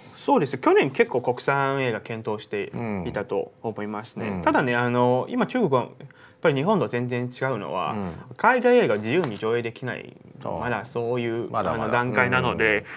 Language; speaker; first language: Japanese; non-native, fluent; Chinese